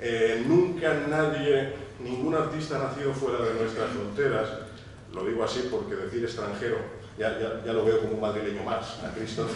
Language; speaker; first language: Spanish; native; Spanish